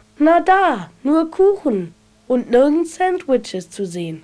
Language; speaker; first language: German; native; German